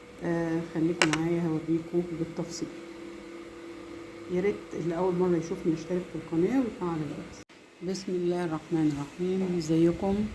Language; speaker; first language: Arabic; native; Arabic